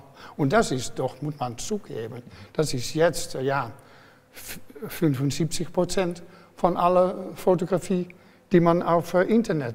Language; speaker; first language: German; non-native, fluent; Dutch